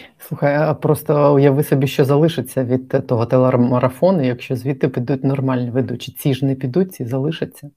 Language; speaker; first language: Ukrainian; native; Ukrainian